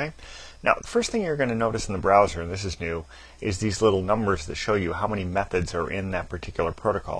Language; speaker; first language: English; native; English